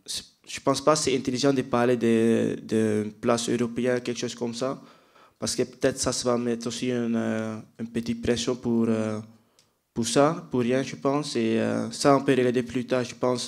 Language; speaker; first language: French; non-native, fluent; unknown